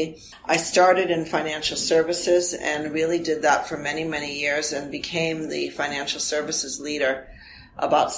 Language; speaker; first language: English; early bilingual, other home language; Armenian